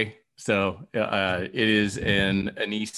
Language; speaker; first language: English; native; English